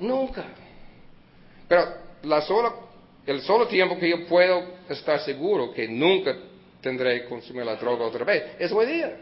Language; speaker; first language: Spanish; early bilingual, heritage; Spanish